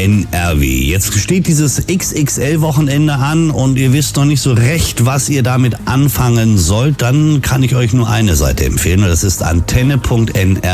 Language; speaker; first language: German; native; German